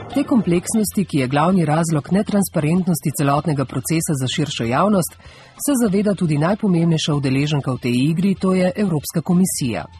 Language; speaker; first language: Slovenian; native; Slovenian